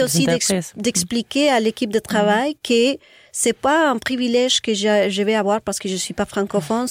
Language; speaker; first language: French; non-native, fluent; Spanish